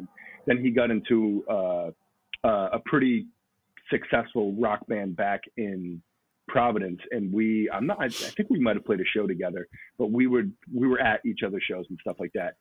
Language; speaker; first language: English; native; English